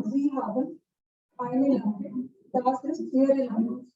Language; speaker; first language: German; non-native, learner; Hindi